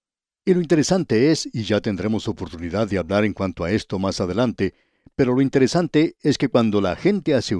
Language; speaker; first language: Spanish; native; Spanish